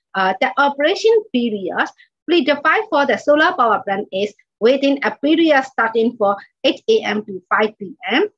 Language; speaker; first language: English; non-native, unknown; Burmese